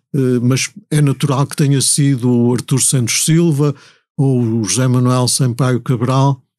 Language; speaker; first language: Portuguese; native; Portuguese